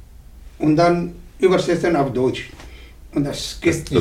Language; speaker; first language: German; non-native, learner; Arabic